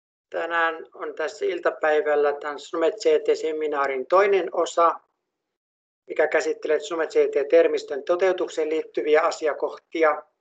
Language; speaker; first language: Finnish; native; Finnish